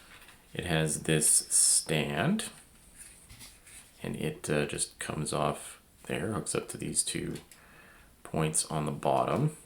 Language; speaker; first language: English; native; English